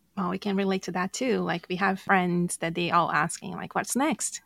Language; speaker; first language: English; non-native, fluent; Portuguese